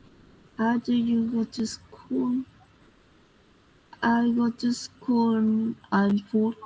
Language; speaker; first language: English; non-native, learner; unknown